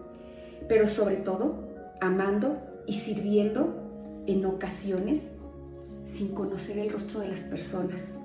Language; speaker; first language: Spanish; native; Spanish